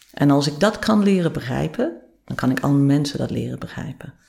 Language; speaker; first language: Dutch; non-native, fluent; English